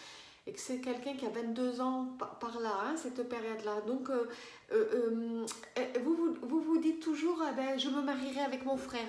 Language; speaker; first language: French; native; French